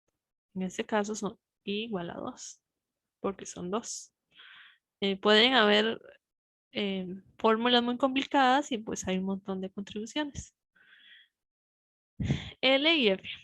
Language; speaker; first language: Spanish; native; Spanish